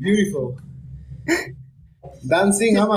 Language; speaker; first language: English; non-native, learner; Spanish